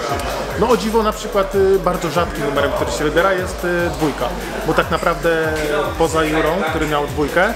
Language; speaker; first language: Polish; native; Polish